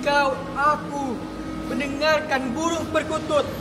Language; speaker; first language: Indonesian; non-native, local second language; Minangkabau